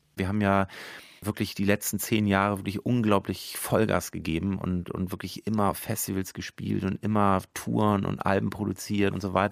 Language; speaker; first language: German; native; German